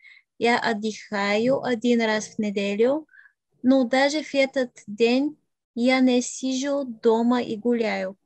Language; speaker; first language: Russian; non-native, learner; Bulgarian